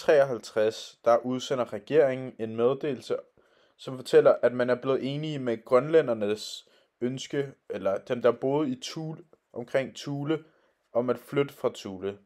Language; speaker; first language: Danish; native; Danish